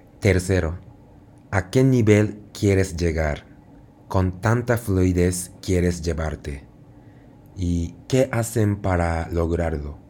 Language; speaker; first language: Spanish; non-native, fluent; Japanese